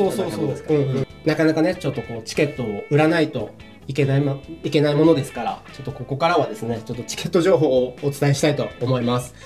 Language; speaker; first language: Japanese; native; Japanese